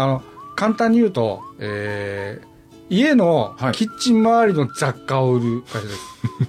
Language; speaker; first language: Japanese; native; Japanese